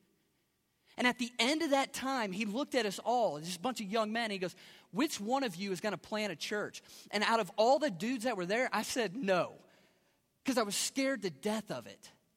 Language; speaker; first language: English; native; English